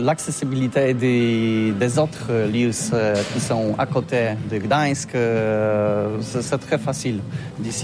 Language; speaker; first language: French; non-native, learner; Polish